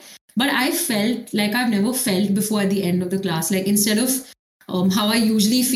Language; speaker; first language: English; non-native, local second language; Hindi